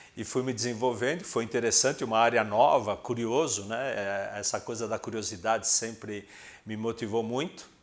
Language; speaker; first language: Portuguese; early bilingual, other home language; Spanish